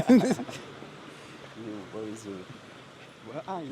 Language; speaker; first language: French; native; French